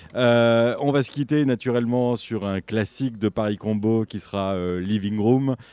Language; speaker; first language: French; native; French